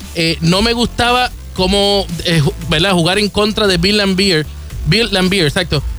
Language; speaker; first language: Spanish; native; Spanish